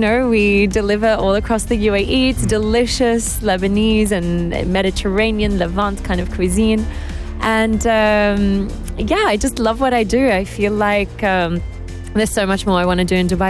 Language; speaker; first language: English; native; English